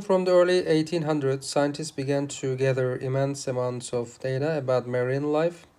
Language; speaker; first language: English; non-native, fluent; Turkish